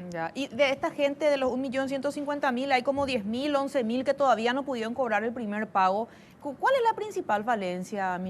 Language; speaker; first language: Spanish; native; Spanish